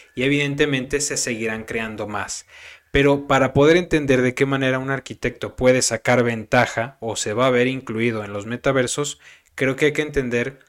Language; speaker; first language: Spanish; native; Spanish